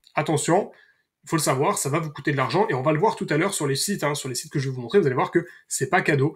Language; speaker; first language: French; native; French